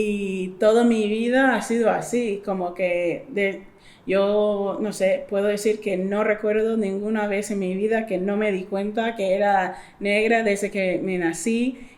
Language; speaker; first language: Spanish; non-native, fluent; English